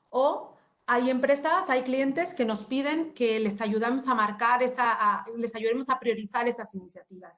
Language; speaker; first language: Spanish; native; Spanish